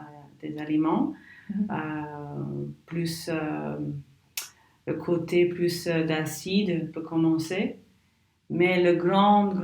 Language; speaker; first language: French; non-native, learner; English